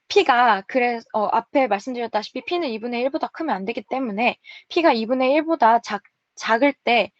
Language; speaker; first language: Korean; native; Korean